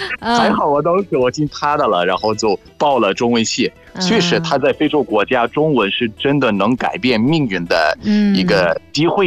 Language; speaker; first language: Chinese; non-native, fluent; Arabic